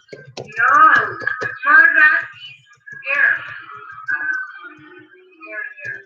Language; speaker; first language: English; non-native, learner; Spanish